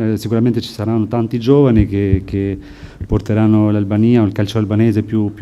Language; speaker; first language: Italian; non-native, fluent; Albanian